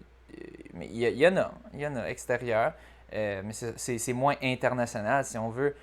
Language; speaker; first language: French; native; French